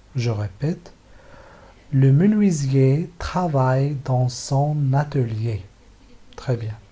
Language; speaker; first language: French; non-native, local second language; Arabic